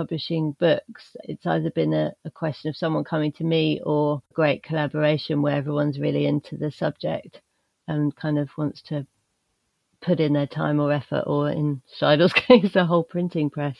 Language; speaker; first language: English; native; English